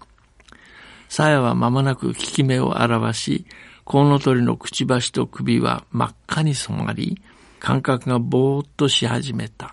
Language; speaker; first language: Japanese; native; Japanese